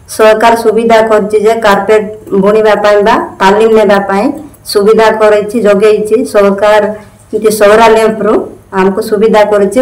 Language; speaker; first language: Odia; non-native, local second language; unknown